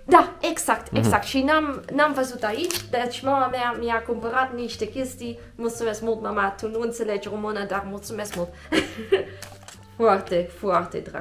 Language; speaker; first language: Romanian; non-native, learner; Dutch